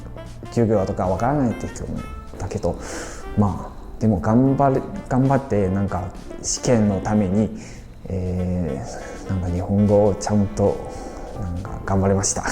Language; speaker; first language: Japanese; non-native, fluent; Chinese